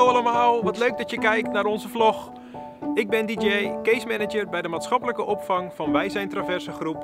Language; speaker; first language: Dutch; native; Dutch